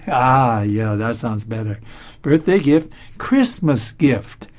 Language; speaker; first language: English; native; English